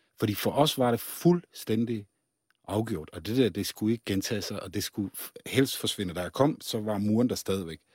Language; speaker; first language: Danish; non-native, fluent; Czech